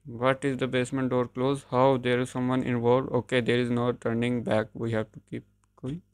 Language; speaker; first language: Hindi; native; Hindi